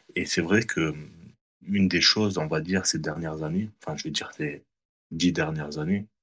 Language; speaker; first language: French; native; French